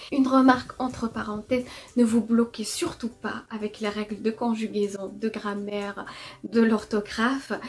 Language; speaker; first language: French; non-native, local second language; Arabic